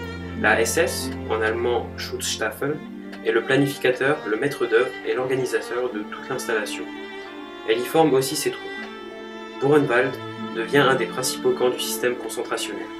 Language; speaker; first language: French; native; French